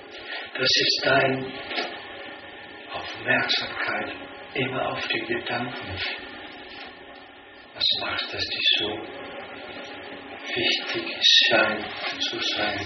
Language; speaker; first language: German; non-native, fluent; Danish